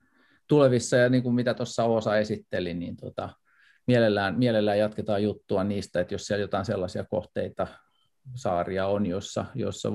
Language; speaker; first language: Finnish; native; Finnish